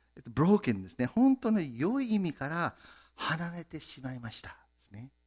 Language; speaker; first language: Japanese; non-native, fluent; English